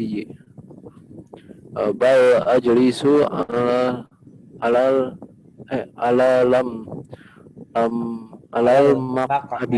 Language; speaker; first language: Arabic; non-native, learner; Indonesian